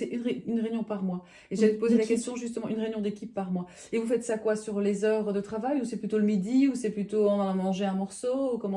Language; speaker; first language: French; native; French